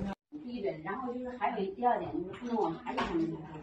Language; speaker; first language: Chinese; native; Chinese